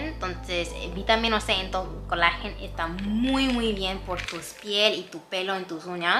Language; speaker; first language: Spanish; non-native, fluent; English